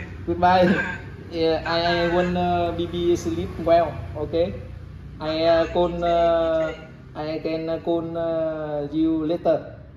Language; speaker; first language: English; non-native, learner; Vietnamese